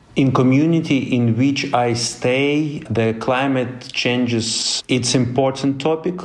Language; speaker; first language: English; non-native, fluent; Ukrainian